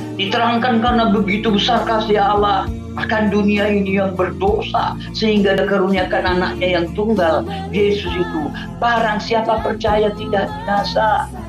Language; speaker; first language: Indonesian; non-native, local second language; Achinese